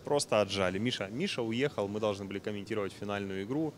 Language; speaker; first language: Russian; native; Russian